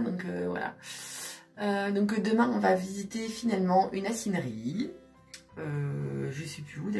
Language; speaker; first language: French; native; French